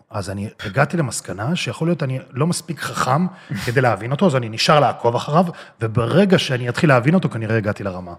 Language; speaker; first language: Hebrew; early bilingual, other home language; Russian